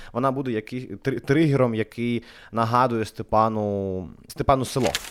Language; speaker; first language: Ukrainian; non-native, local second language; Russian